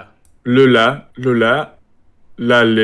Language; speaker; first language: French; non-native, learner; Russian